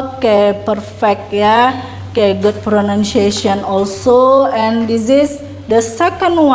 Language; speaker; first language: English; non-native, learner; Indonesian